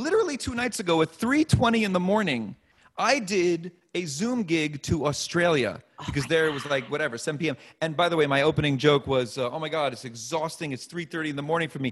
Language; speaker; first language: English; native; English